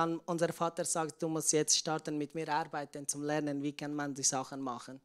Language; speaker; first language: German; non-native, learner; Persian